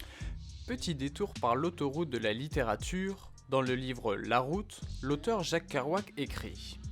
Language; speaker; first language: French; native; French